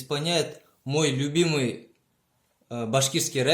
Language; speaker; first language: Russian; native; Russian